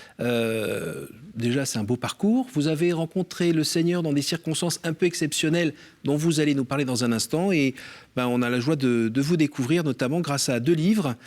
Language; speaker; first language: French; native; French